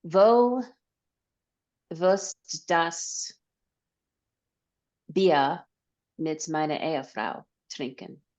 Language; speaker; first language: German; non-native, learner; English